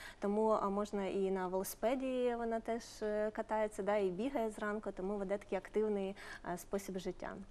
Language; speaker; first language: Ukrainian; native; Ukrainian